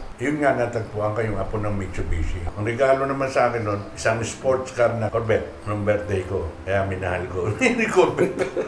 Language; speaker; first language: Filipino; native; Filipino